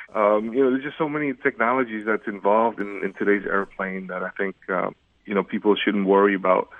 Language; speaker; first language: English; early bilingual, other home language; Indonesian